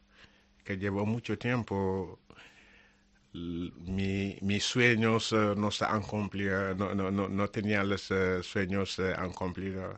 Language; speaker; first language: Spanish; non-native, learner; Wolof